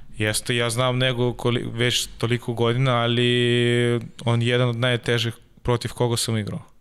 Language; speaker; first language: Serbian; non-native, learner; Russian